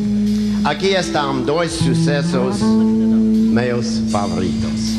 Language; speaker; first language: Spanish; non-native, learner; English